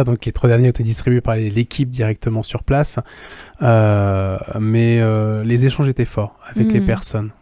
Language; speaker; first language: French; native; French